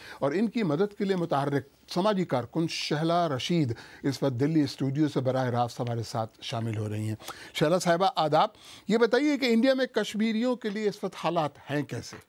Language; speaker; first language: Urdu; native; Urdu